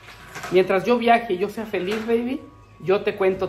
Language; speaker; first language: Spanish; native; Spanish